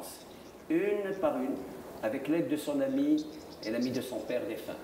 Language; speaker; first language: French; non-native, local second language; Arabic